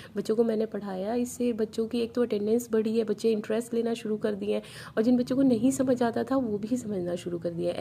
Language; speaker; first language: Hindi; native; Hindi